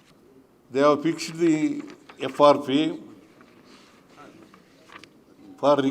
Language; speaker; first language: English; non-native, local second language; Kannada